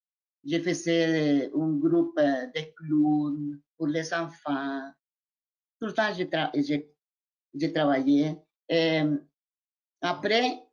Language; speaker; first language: French; non-native, fluent; Spanish